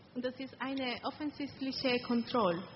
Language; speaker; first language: German; non-native, learner; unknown